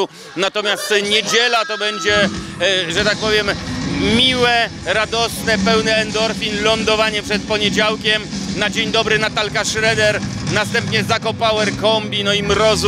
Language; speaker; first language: Polish; native; Polish